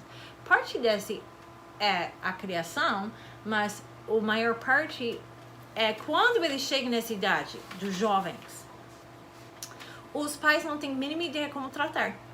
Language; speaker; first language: Portuguese; non-native, fluent; English